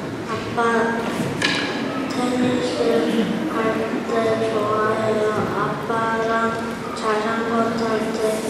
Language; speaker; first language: Korean; early bilingual, heritage; Korean